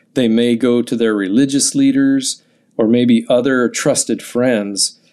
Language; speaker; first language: English; native; English